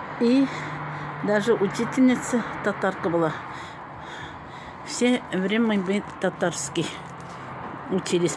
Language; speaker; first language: Russian; non-native, local second language; Tatar